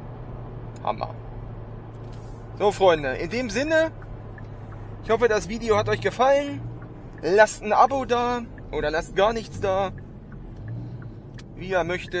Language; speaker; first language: German; native; German